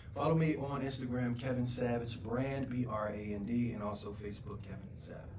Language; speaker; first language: English; native; English